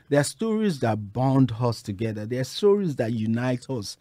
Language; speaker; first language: English; non-native, local second language; Yoruba